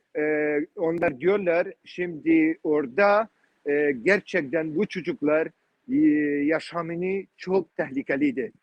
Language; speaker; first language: Turkish; non-native, learner; Kurdish